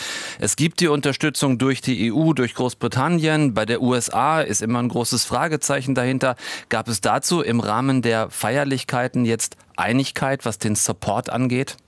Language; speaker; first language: German; native; German